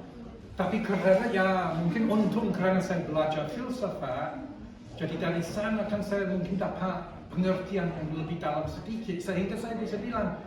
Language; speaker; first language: Indonesian; non-native, fluent; English